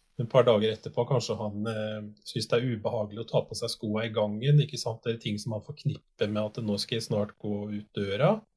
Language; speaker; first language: Norwegian; native; Norwegian